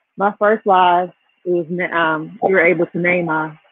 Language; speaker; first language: English; native; English